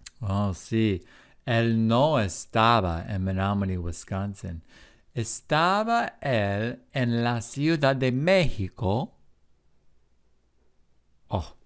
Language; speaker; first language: Spanish; non-native, fluent; English